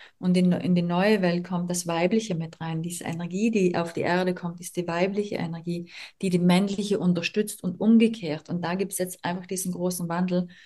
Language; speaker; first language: German; native; German